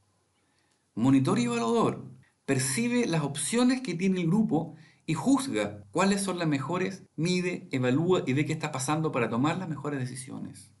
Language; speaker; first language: Spanish; native; Spanish